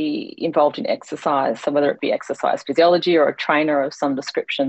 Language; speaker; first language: English; native; English